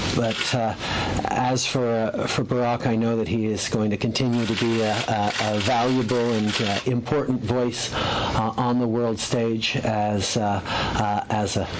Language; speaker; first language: English; early bilingual, other home language; French